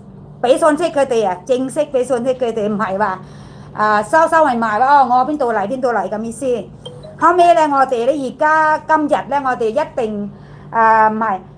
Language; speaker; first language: Cantonese; non-native, learner; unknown